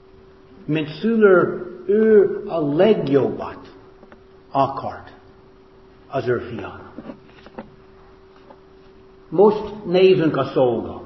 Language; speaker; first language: Hungarian; non-native, fluent; English